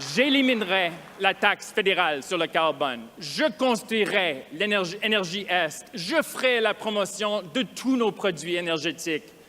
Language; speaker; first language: French; non-native, local second language; English